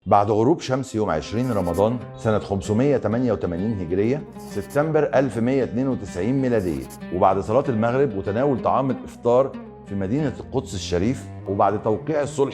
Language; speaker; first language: Arabic; native; Arabic